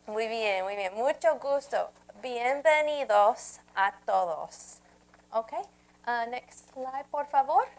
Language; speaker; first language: Spanish; non-native, fluent; English